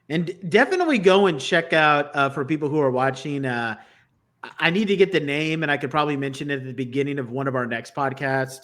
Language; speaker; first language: English; native; English